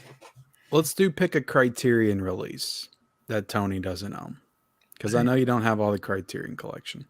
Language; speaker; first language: English; native; English